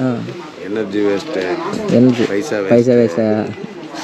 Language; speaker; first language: Hindi; non-native, local second language; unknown